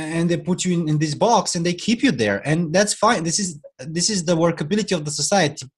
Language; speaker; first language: English; non-native, fluent; Romanian